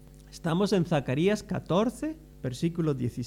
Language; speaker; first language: Spanish; native; Spanish